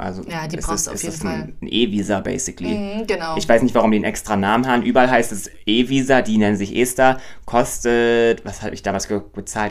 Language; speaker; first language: German; native; German